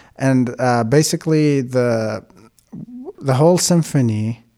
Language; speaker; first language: English; non-native, fluent; Syriac